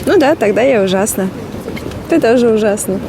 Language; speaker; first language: Russian; non-native, local second language; Kyrgyz